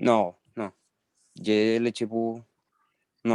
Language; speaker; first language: French; non-native, learner; Spanish